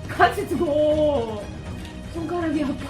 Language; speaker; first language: Korean; non-native, learner; Polish